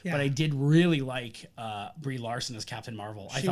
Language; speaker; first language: English; native; English